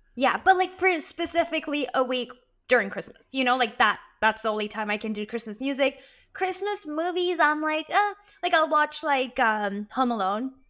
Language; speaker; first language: English; early bilingual, other home language; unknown